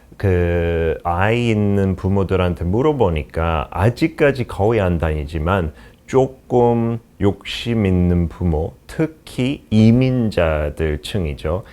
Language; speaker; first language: Korean; non-native, fluent; English